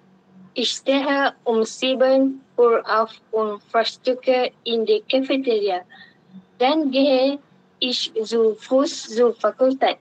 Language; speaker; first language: German; non-native, learner; Malay